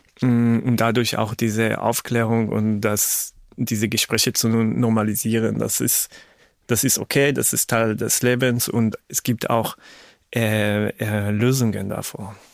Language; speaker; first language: German; non-native, fluent; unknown